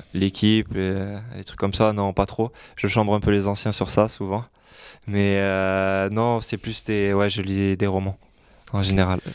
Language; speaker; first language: French; native; French